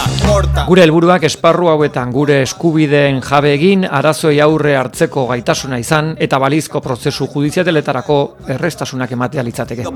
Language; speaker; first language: Basque; native; Basque